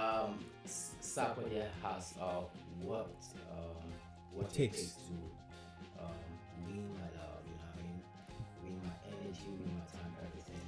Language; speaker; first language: English; non-native, local second language; Akan